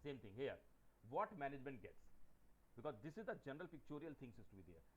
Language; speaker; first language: English; non-native, local second language; Hindi